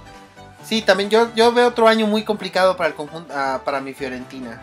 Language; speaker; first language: Spanish; native; Spanish